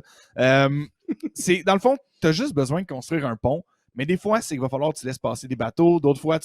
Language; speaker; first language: French; native; French